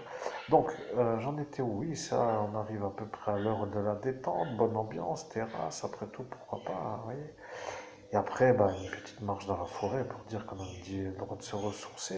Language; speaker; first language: French; native; French